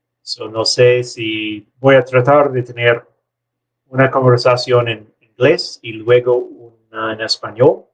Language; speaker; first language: Spanish; non-native, learner; English